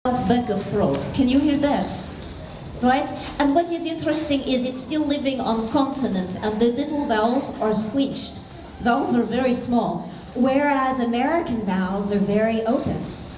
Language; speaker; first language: English; native; English